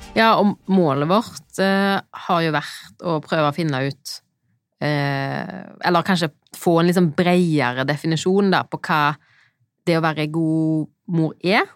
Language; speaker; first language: Norwegian; native; Norwegian